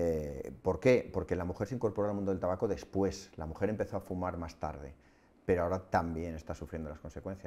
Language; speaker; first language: Spanish; native; Spanish